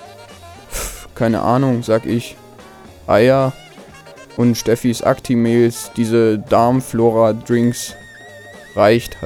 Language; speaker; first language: German; native; German